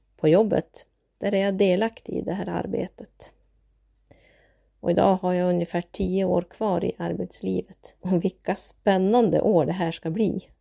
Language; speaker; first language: Swedish; native; Swedish